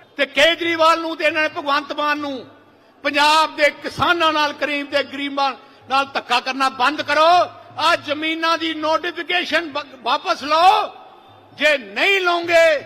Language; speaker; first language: Punjabi; native; Punjabi